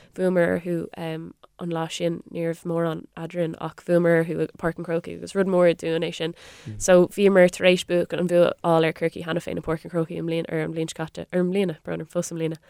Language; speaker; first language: Irish; non-native, local second language; English